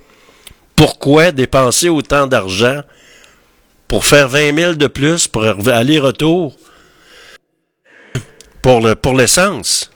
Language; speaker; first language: French; native; French